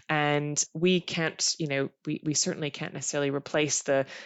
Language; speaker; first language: English; native; English